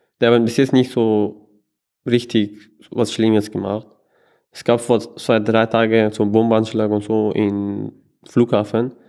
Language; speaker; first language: German; non-native, learner; Persian